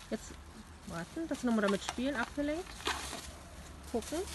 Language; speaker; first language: German; native; German